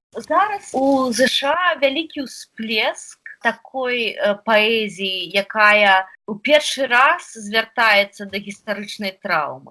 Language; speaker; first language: Belarusian; non-native, local second language; Russian